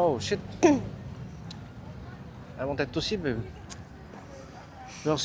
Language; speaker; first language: English; non-native, learner; French